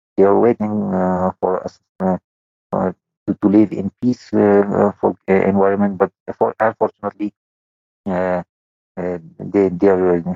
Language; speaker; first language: English; non-native, fluent; Persian